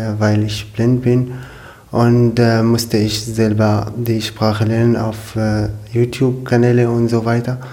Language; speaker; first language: German; non-native, learner; Arabic